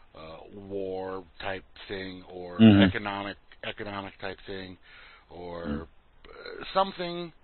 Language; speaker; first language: English; native; English